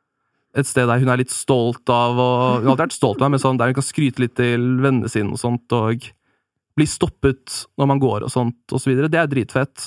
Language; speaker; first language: Norwegian; native; Norwegian